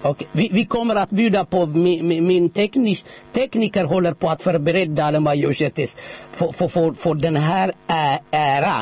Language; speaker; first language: Swedish; non-native, fluent; Amharic